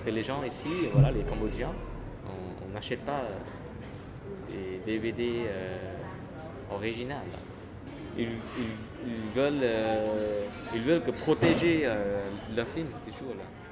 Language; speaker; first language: French; non-native, fluent; Khmer